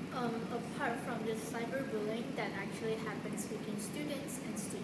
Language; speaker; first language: English; non-native, local second language; Malay